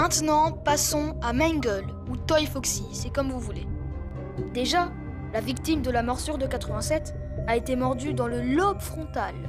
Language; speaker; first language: French; native; French